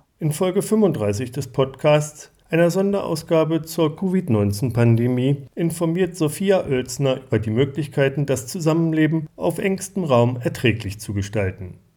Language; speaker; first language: German; native; German